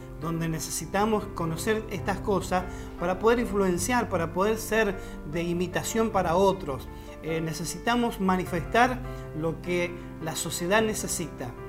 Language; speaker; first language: Spanish; native; Spanish